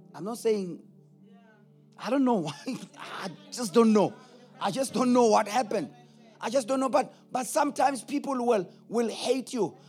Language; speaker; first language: English; non-native, local second language; Zulu